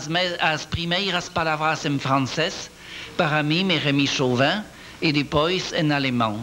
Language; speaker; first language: Portuguese; non-native, learner; French